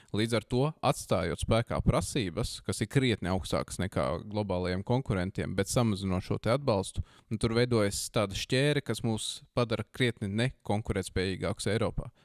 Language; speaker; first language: Latvian; native; Latvian